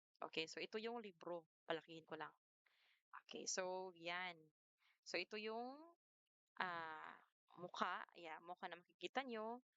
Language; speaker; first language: Filipino; non-native, local second language; Cebuano